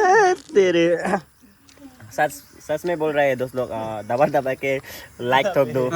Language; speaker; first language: Hindi; non-native, local second language; Karbi